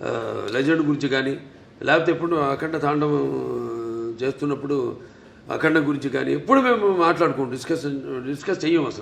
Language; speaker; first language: Telugu; native; Telugu